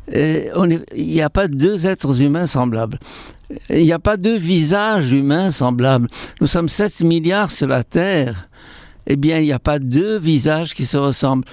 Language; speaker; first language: French; non-native, fluent; Arabic